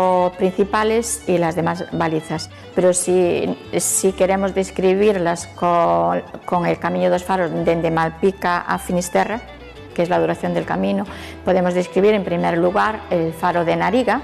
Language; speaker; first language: Spanish; native; Spanish